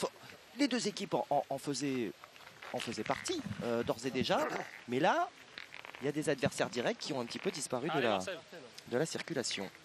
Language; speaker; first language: French; native; French